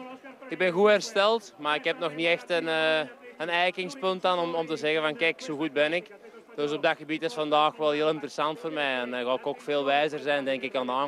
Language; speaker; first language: Dutch; native; Dutch